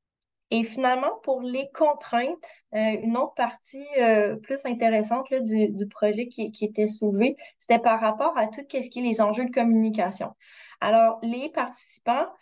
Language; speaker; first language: French; native; French